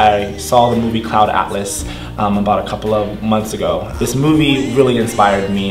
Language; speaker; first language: English; native; English